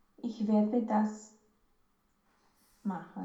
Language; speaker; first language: German; non-native, learner; Romanian